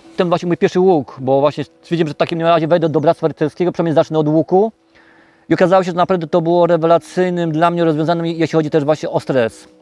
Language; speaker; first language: Polish; native; Polish